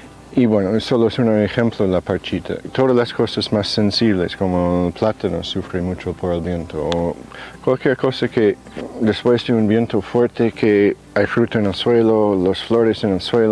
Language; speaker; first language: Spanish; non-native, fluent; English